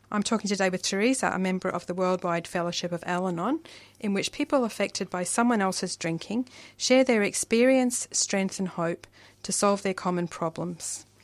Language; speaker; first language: English; native; English